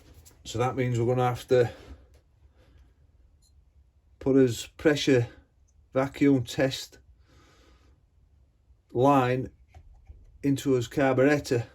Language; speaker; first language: English; native; English